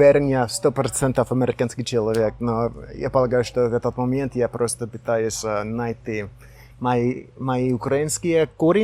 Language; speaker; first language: Russian; non-native, learner; English